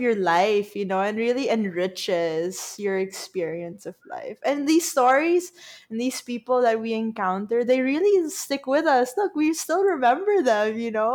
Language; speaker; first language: English; non-native, local second language; Filipino